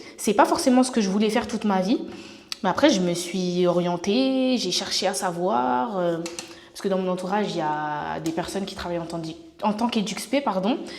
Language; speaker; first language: French; native; French